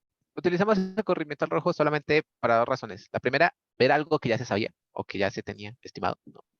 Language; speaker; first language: Spanish; native; Spanish